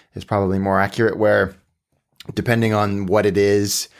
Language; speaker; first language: English; native; English